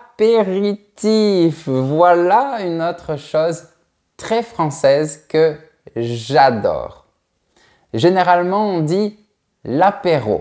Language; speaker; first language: French; native; French